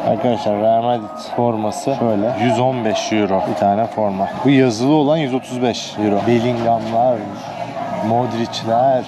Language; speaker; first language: Turkish; native; Turkish